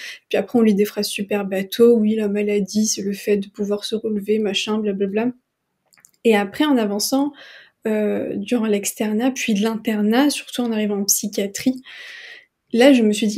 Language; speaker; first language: French; non-native, local second language; Arabic